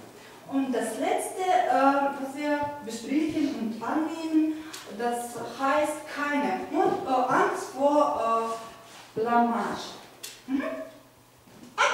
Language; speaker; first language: German; non-native, fluent; Ukrainian